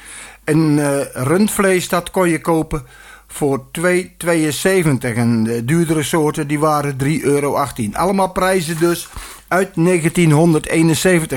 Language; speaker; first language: Dutch; native; Dutch